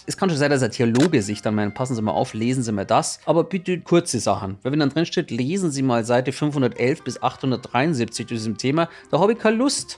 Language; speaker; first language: German; native; German